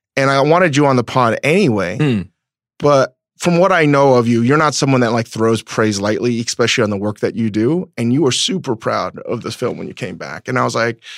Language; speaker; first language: English; native; English